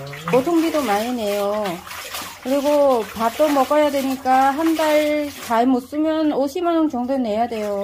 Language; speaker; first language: Korean; non-native, learner; Vietnamese